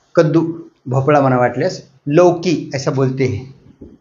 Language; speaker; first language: Hindi; non-native, local second language; Marathi